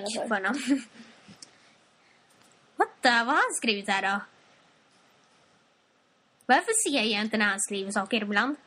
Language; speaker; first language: Swedish; native; Swedish